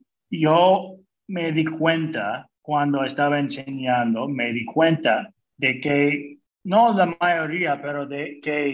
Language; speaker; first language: Spanish; early bilingual, other home language; English